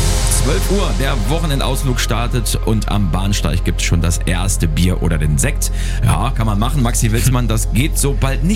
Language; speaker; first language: German; native; German